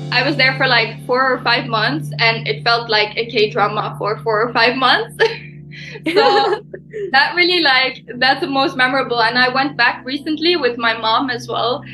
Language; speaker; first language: English; early bilingual, heritage; Turkish